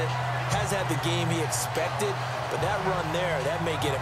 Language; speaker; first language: English; native; English